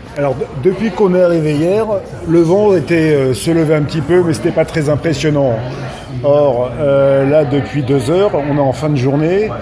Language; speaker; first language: French; native; French